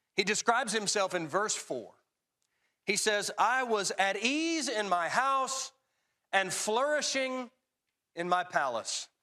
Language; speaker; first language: English; native; English